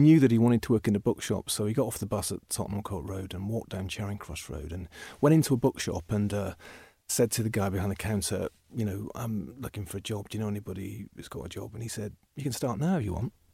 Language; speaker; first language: English; native; English